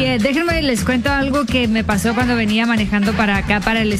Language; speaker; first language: Spanish; native; Spanish